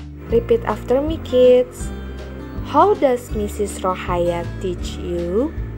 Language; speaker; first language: English; non-native, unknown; Indonesian